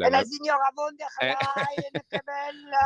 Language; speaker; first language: Italian; native; Italian